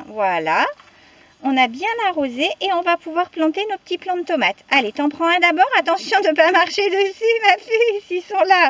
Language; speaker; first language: French; native; French